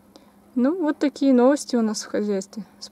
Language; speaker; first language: Russian; native; Russian